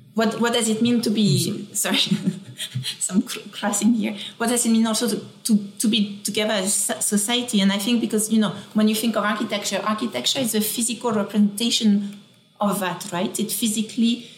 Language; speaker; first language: English; non-native, fluent; French